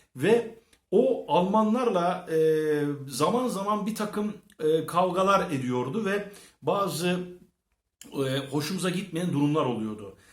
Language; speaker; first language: Turkish; early bilingual, heritage; Turkish